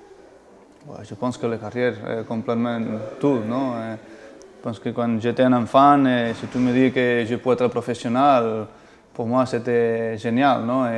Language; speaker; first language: French; non-native, fluent; Spanish